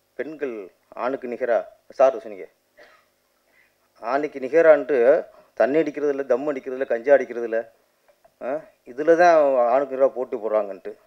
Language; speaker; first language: Tamil; native; Tamil